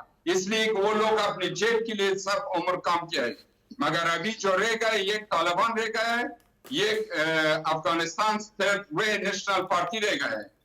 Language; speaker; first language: Hindi; non-native, learner; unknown